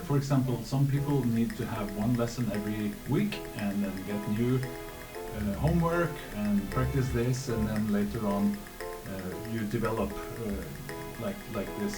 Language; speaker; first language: English; non-native, fluent; Norwegian